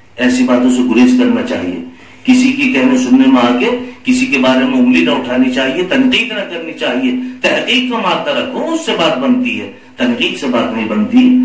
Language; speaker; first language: Urdu; native; Urdu